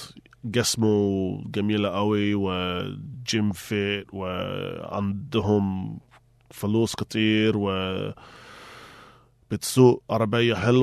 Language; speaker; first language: Arabic; early bilingual, heritage; Arabic